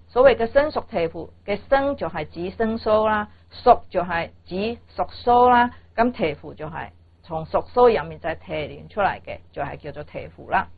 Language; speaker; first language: Cantonese; non-native, fluent; Chinese